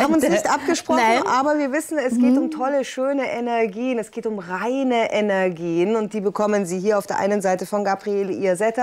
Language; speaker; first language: German; native; German